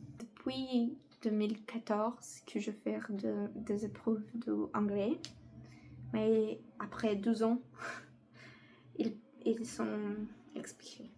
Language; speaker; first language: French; non-native, learner; Portuguese